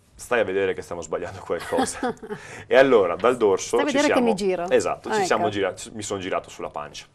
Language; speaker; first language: Italian; native; Italian